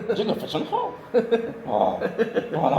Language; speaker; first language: Chinese; non-native, learner; French